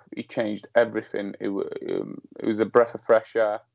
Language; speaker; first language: English; early bilingual, other home language; Slovak